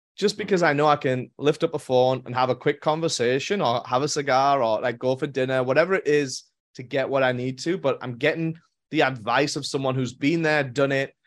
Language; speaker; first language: English; native; English